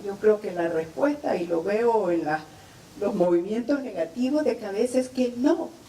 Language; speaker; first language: Spanish; native; Spanish